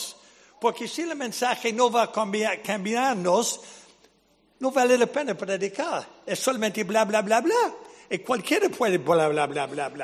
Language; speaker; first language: Spanish; non-native, fluent; English